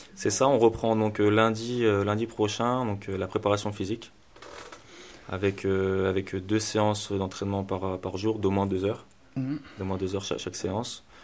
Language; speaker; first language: French; native; French